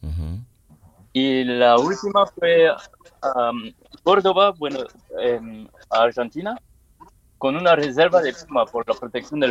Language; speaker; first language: Spanish; non-native, learner; French